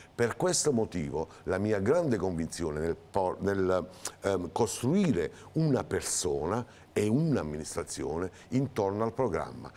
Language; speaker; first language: Italian; native; Italian